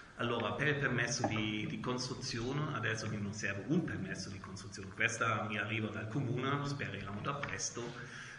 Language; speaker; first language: Italian; non-native, learner; German